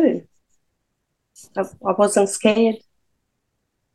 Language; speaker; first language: English; non-native, fluent; Serbian